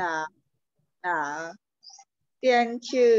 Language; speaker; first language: Chinese; non-native, learner; Thai